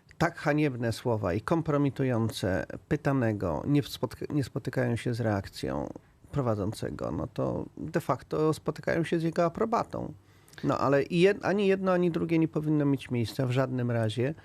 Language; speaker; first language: Polish; native; Polish